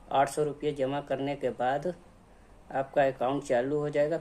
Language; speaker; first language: Hindi; native; Hindi